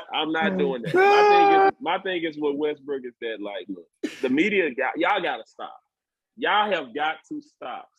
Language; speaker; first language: English; native; English